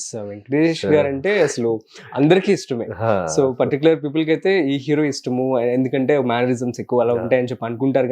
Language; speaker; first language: Telugu; native; Telugu